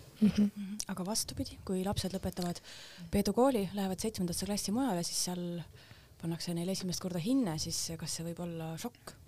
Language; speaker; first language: Estonian; native; Estonian